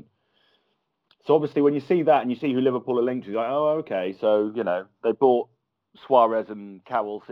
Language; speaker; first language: English; native; English